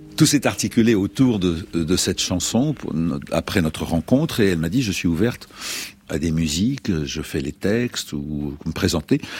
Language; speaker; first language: French; non-native, local second language; Arabic